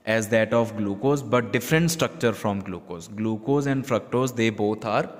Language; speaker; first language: English; non-native, local second language; Punjabi